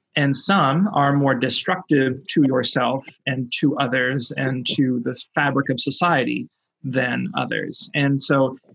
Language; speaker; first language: English; early bilingual, other home language; Spanish